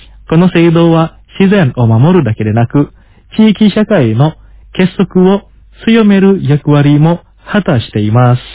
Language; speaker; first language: Japanese; non-native, fluent; Indonesian